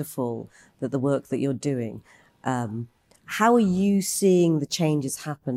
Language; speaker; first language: English; native; English